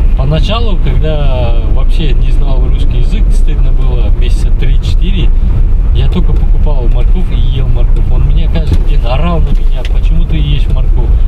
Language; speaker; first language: Russian; non-native, fluent; Uzbek